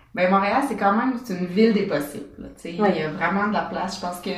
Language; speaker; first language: French; native; French